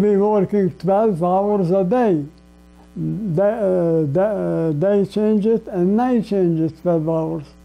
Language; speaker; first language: English; non-native, learner; Polish